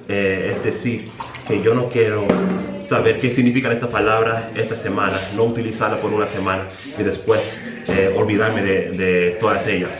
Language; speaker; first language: Spanish; early bilingual, heritage; Spanish